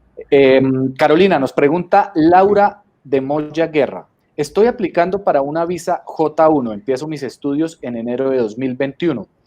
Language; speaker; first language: Spanish; native; Spanish